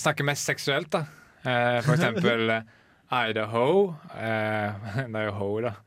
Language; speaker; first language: Norwegian; native; Norwegian